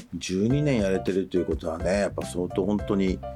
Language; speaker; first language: Japanese; native; Japanese